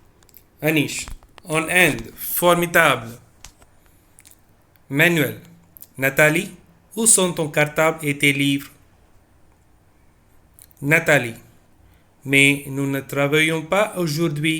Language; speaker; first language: French; non-native, fluent; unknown